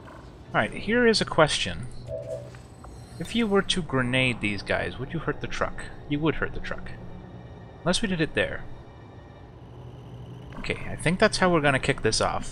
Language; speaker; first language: English; native; English